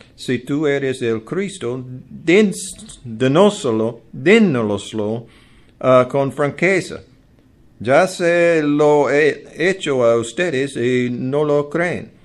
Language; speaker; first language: Spanish; non-native, learner; English